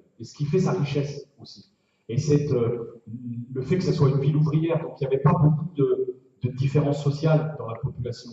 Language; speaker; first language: French; native; French